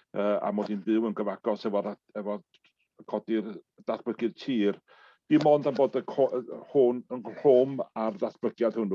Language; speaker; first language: Welsh; native; Welsh